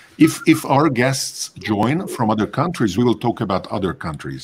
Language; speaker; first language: English; non-native, fluent; Hungarian